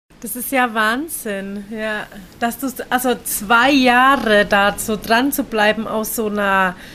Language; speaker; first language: German; native; German